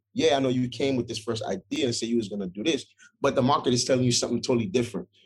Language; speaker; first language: English; early bilingual, other home language; Haitian Creole